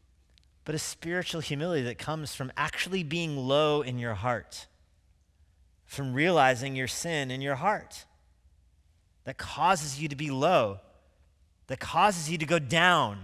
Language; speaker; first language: English; native; English